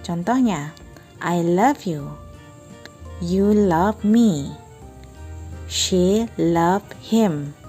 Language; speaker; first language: English; non-native, fluent; Indonesian